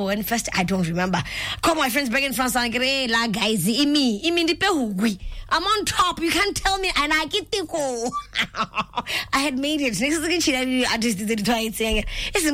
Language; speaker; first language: English; non-native, local second language; Tswana